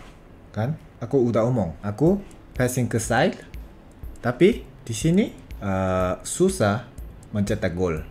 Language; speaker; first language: Indonesian; non-native, fluent; Korean